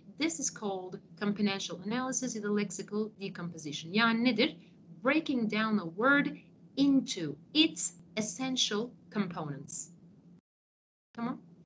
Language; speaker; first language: English; non-native, fluent; Turkish